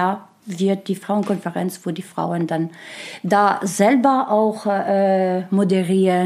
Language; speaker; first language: German; non-native, learner; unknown